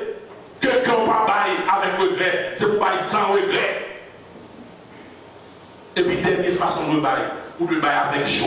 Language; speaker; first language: French; non-native, local second language; Haitian Creole